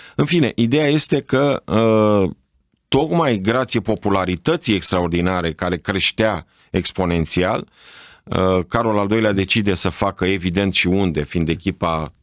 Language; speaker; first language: Romanian; native; Romanian